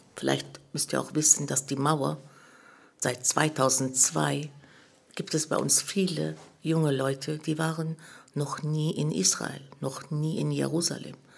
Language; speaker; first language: German; early bilingual, other home language; Arabic